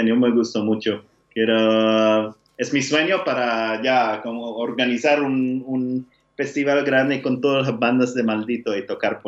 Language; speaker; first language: Spanish; non-native, learner; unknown